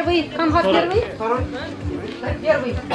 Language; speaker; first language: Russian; non-native, local second language; Chuvash